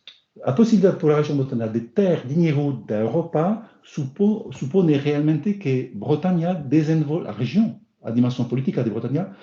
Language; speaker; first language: Portuguese; non-native, learner; French